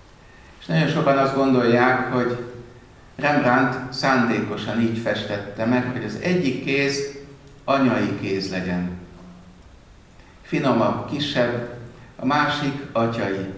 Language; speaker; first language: Hungarian; native; Hungarian